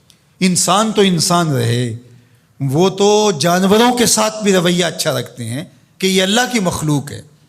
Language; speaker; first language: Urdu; non-native, local second language; Punjabi